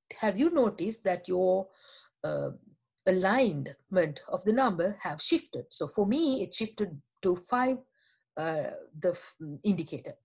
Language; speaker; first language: English; non-native, local second language; Sinhala